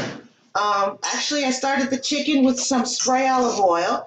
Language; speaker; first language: English; native; English